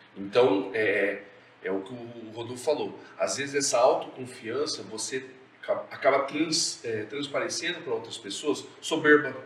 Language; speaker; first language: Portuguese; native; Portuguese